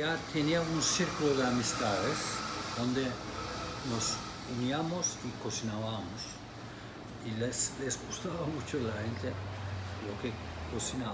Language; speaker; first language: Spanish; non-native, fluent; Turkish